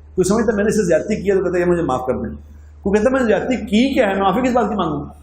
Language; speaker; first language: Urdu; non-native, local second language; Punjabi